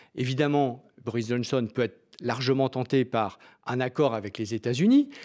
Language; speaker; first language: French; native; French